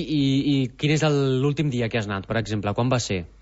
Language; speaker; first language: Catalan; native; Catalan